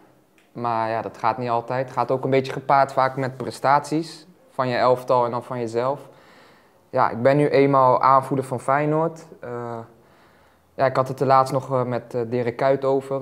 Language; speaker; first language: Dutch; native; Dutch